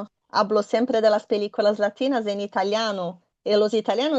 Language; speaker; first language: Spanish; non-native, fluent; Portuguese